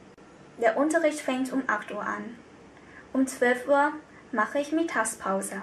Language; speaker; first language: German; non-native, fluent; Vietnamese